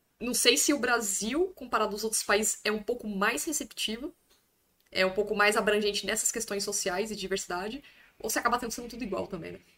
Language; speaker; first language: Portuguese; native; Portuguese